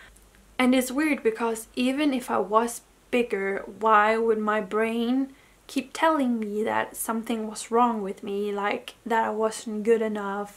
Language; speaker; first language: English; non-native, fluent; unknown